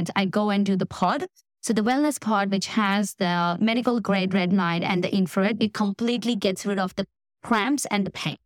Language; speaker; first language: English; non-native, local second language; Gujarati